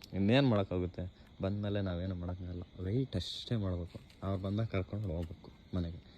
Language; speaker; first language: Kannada; non-native, local second language; Telugu